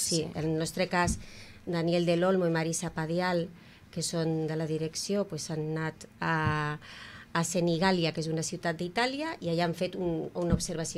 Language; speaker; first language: Catalan; native; Catalan